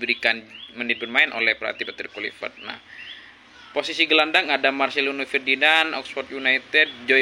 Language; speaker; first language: Indonesian; native; Indonesian